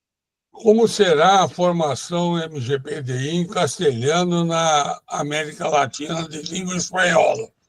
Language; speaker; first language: Portuguese; non-native, learner; Spanish